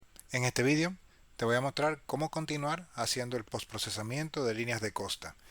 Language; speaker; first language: Spanish; native; Spanish